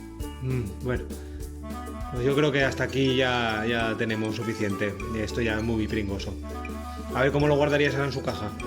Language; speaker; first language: Spanish; native; Spanish